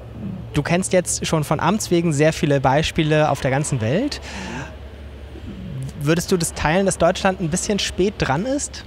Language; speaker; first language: German; native; German